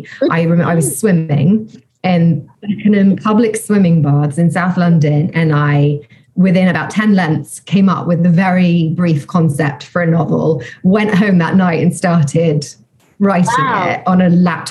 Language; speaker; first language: English; native; English